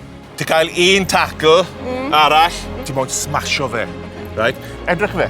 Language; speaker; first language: Welsh; non-native, local second language; English